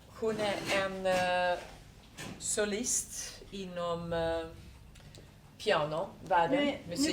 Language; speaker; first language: Swedish; non-native, fluent; Serbian